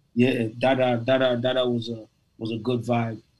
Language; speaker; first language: English; non-native, local second language; Igbo